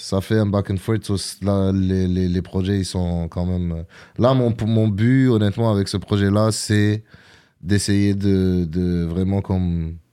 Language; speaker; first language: French; early bilingual, other home language; Arabic